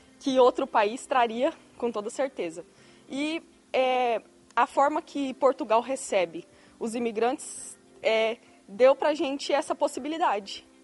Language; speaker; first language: Portuguese; native; Portuguese